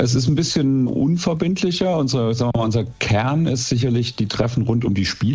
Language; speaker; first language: German; native; German